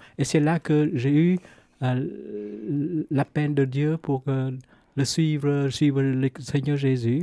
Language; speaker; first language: French; non-native, fluent; Vietnamese